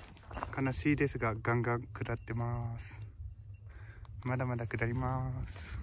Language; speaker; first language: Japanese; native; Japanese